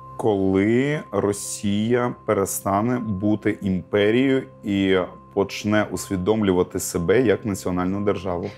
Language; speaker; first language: Ukrainian; non-native, local second language; Russian